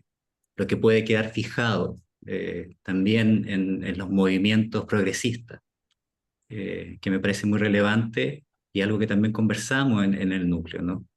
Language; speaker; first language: Spanish; native; Spanish